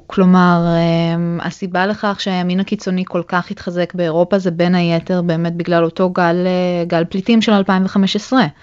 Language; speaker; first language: Hebrew; native; Hebrew